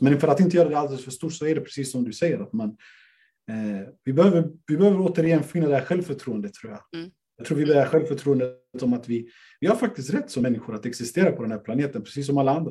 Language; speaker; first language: Swedish; native; Swedish